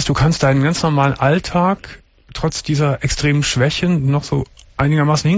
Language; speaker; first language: German; native; German